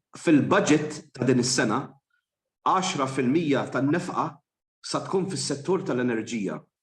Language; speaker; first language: Arabic; non-native, fluent; English